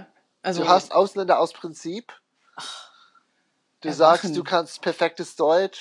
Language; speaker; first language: German; non-native, fluent; English